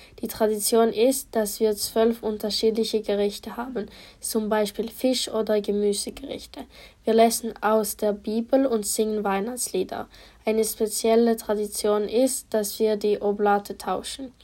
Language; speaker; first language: German; non-native, learner; Polish